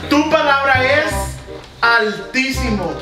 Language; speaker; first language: Spanish; early bilingual, heritage; Spanish